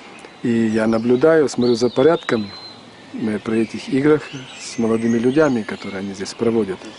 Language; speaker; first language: Russian; native; Russian